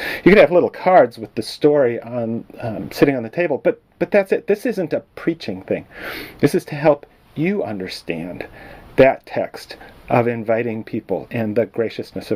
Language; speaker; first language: English; native; English